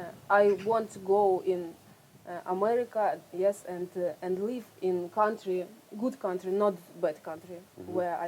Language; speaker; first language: English; non-native, learner; Russian